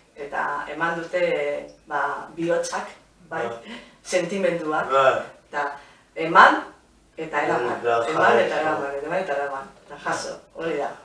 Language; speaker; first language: Basque; non-native, local second language; Spanish